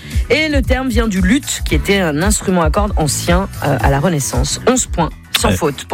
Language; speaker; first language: French; native; French